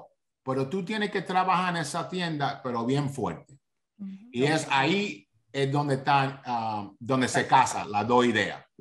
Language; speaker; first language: Spanish; early bilingual, heritage; Spanish